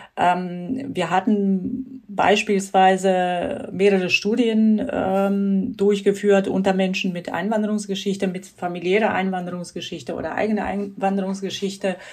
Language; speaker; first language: German; non-native, fluent; Croatian